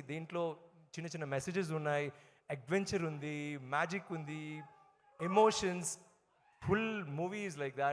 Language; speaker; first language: Telugu; non-native, learner; Tamil